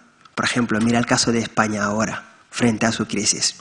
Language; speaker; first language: Spanish; non-native, fluent; Wolof